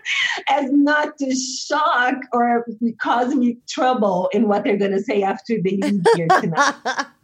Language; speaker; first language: English; non-native, fluent; Portuguese